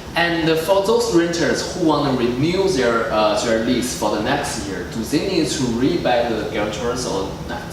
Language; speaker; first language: English; non-native, fluent; Chinese